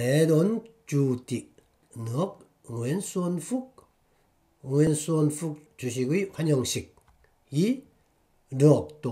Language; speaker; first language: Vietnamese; non-native, fluent; Korean